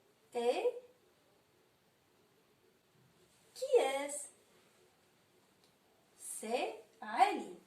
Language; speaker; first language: French; non-native, local second language; Arabic